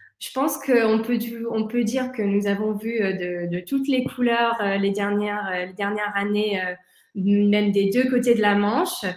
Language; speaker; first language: French; early bilingual, heritage; English